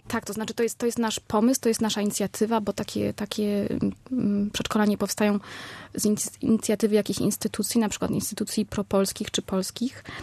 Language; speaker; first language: Polish; native; Polish